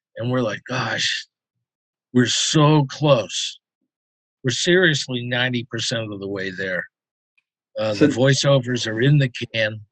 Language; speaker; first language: English; native; English